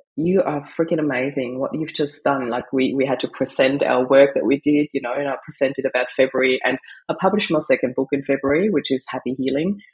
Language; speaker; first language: English; non-native, fluent; German